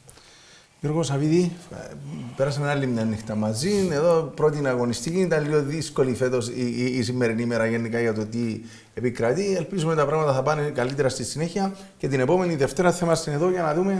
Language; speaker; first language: Greek; native; Greek